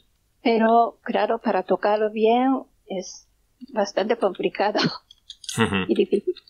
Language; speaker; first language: Spanish; non-native, learner; Japanese